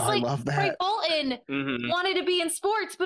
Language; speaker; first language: English; native; English